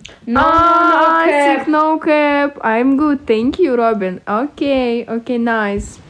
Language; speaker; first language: English; non-native, learner; Russian